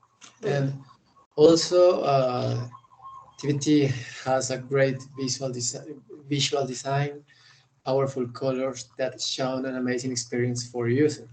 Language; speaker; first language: English; non-native, learner; Spanish